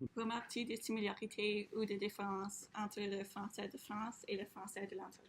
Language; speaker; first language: French; non-native, learner; English